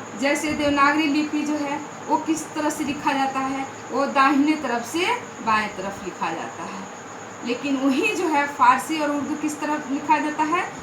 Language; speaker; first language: Hindi; native; Hindi